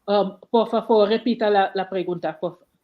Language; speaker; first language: Spanish; non-native, learner; English